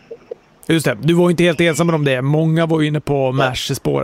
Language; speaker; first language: Swedish; native; Swedish